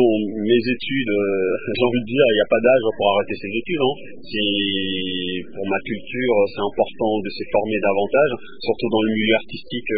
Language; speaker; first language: French; early bilingual, other home language; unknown